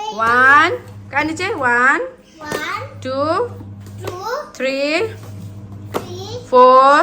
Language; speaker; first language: Malayalam; non-native, learner; Nepali